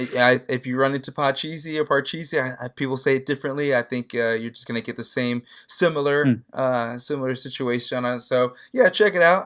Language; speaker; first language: English; native; English